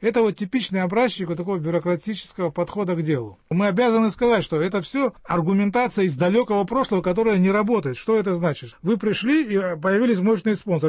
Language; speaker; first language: Russian; native; Russian